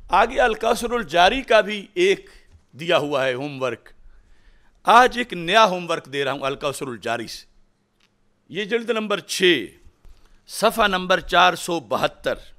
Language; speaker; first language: Urdu; non-native, local second language; Punjabi